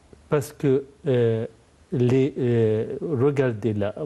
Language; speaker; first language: French; non-native, fluent; Arabic